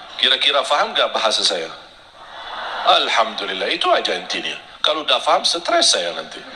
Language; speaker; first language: Indonesian; non-native, fluent; Arabic